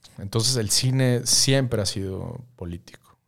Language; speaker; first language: Spanish; native; Spanish